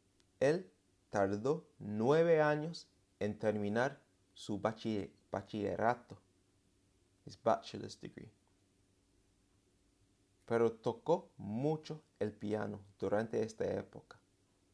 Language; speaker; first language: Spanish; non-native, fluent; English